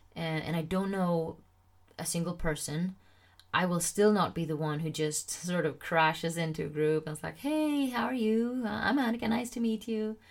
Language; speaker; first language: English; non-native, fluent; Swedish